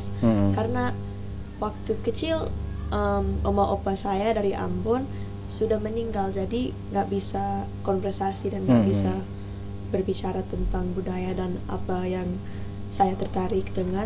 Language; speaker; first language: Indonesian; non-native, learner; English